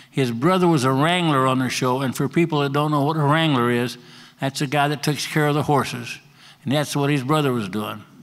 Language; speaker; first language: English; native; English